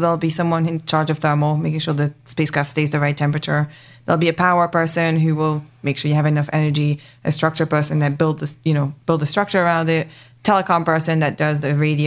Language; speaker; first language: English; non-native, local second language; French